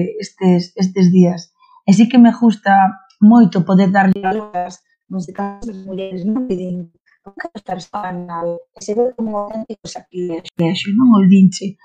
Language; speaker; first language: Galician; non-native, local second language; Spanish